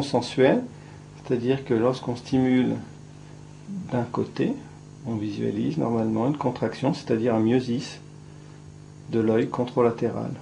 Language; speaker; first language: French; native; French